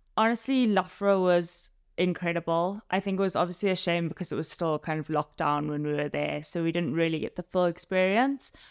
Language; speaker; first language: English; native; English